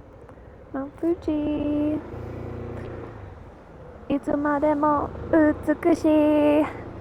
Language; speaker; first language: Japanese; non-native, learner; English